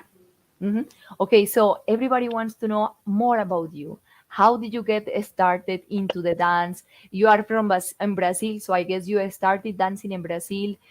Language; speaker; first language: English; non-native, fluent; Spanish